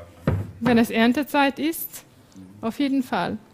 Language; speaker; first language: German; non-native, fluent; Hungarian